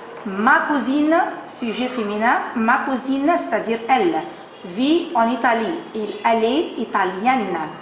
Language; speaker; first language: French; non-native, fluent; Arabic